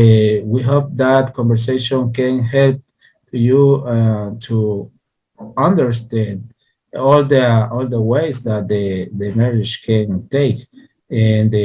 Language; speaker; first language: English; non-native, learner; Spanish